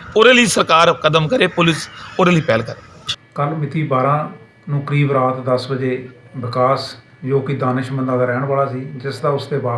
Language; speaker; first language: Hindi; non-native, local second language; Punjabi